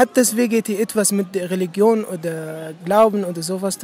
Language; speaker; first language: German; non-native, learner; Arabic